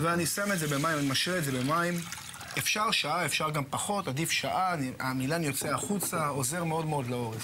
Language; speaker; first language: Hebrew; native; Hebrew